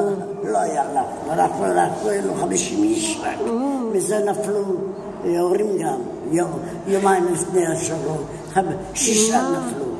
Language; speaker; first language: Hebrew; non-native, fluent; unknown